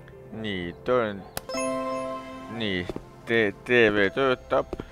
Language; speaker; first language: Estonian; native; Estonian